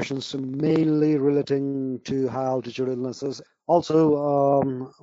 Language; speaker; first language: English; non-native, local second language; Nepali